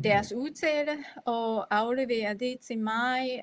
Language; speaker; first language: Danish; non-native, fluent; Japanese